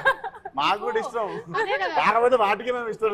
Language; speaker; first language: Telugu; native; Telugu